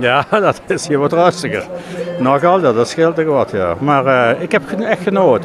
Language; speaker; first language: Dutch; native; Dutch